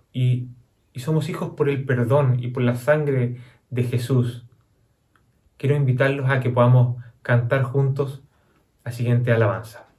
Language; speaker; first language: Spanish; native; Spanish